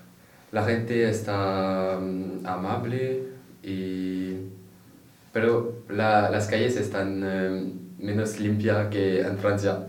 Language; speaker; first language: Spanish; non-native, learner; French